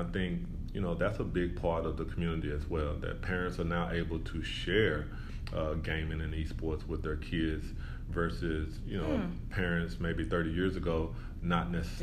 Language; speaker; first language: English; native; English